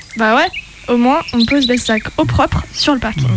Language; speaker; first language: French; native; French